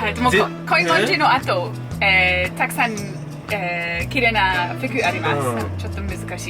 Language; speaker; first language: Japanese; non-native, learner; English